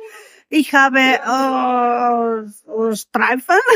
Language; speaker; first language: German; non-native, learner; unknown